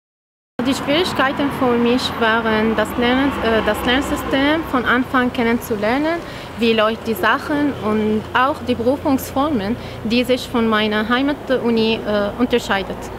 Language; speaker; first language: German; non-native, fluent; Arabic